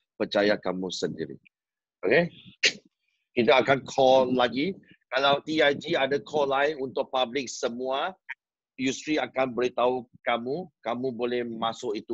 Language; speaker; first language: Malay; non-native, local second language; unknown